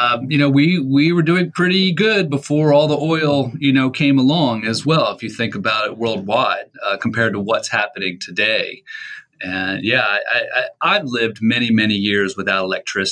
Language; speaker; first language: English; native; English